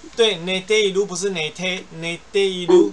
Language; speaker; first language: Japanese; non-native, fluent; Chinese